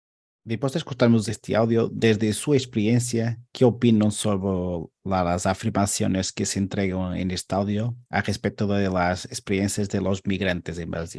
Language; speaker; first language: Spanish; non-native, learner; Portuguese